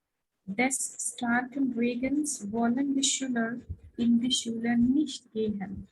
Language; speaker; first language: German; non-native, fluent; Hindi